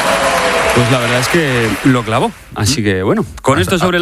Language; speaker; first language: Spanish; native; Spanish